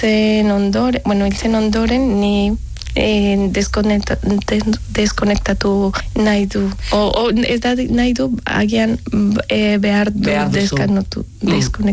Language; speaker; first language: Basque; non-native, learner; Spanish